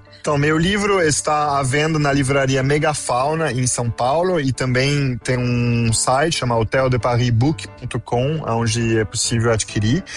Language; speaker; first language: Portuguese; non-native, fluent; French